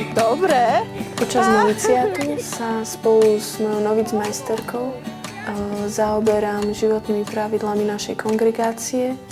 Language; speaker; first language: Slovak; early bilingual, heritage; Slovak